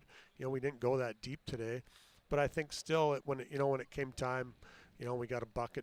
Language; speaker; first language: English; native; English